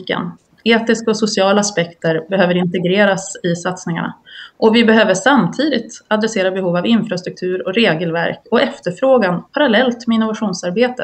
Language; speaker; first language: Swedish; native; Swedish